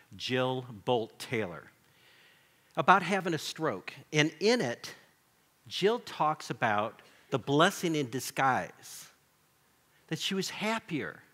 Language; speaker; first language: English; native; English